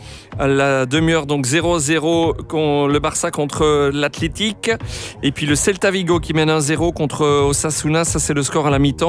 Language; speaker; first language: French; native; French